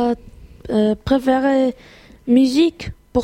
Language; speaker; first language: French; non-native, learner; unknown